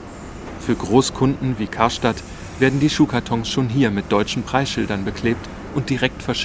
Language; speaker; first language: German; native; German